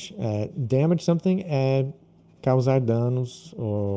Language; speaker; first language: Portuguese; non-native, fluent; English